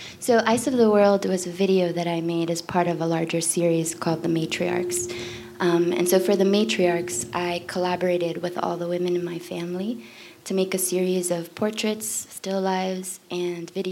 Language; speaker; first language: English; native; English